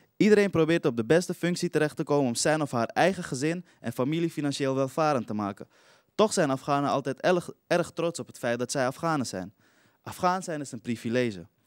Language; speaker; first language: Dutch; early bilingual, other home language; Persian